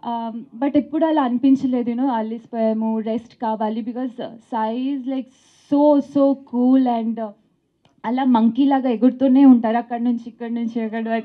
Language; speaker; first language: Telugu; non-native, learner; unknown